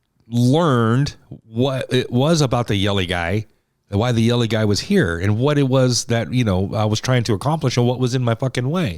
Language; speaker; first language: English; native; English